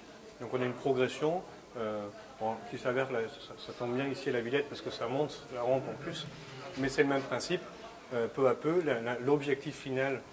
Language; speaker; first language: French; native; French